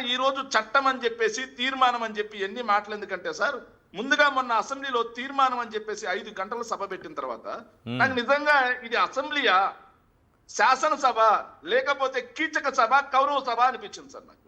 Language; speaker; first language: Telugu; native; Telugu